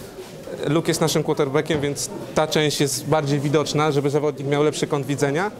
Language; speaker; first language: Polish; native; Polish